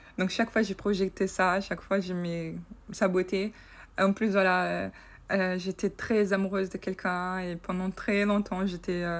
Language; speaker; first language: French; non-native, fluent; Portuguese